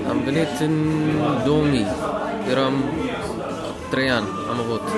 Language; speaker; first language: Romanian; early bilingual, heritage; Romanian